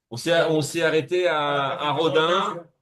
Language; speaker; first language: French; native; French